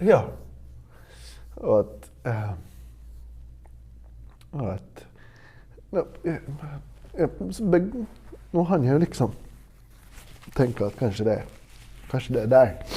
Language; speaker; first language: Swedish; native; Swedish